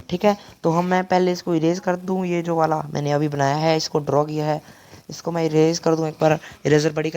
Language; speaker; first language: Hindi; native; Hindi